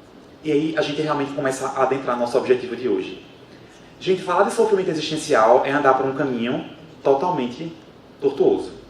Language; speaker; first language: Portuguese; native; Portuguese